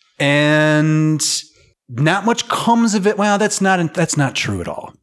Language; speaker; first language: English; native; English